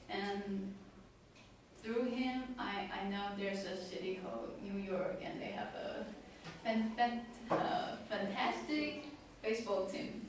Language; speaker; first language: English; non-native, learner; Chinese